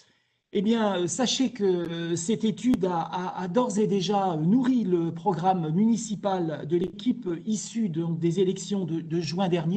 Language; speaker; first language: French; native; French